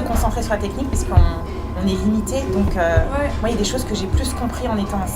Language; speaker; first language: French; native; French